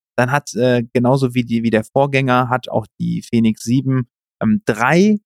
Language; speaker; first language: German; native; German